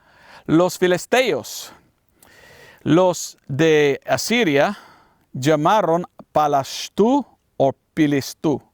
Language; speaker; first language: Spanish; non-native, learner; English